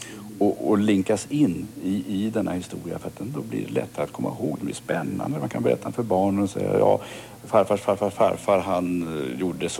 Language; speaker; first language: Swedish; native; Swedish